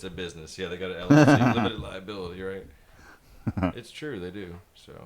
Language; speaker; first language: English; native; English